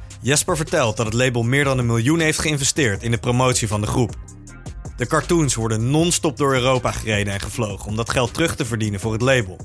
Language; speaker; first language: Dutch; native; Dutch